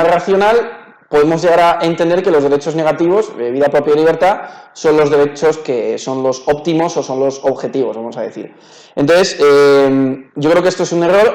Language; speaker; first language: Spanish; native; Spanish